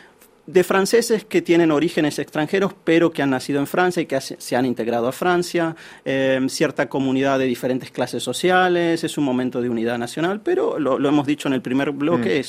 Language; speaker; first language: Spanish; native; Spanish